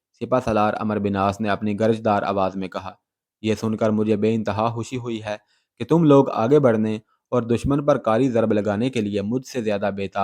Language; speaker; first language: Urdu; native; Urdu